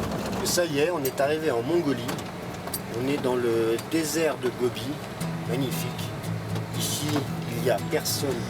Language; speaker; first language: French; native; French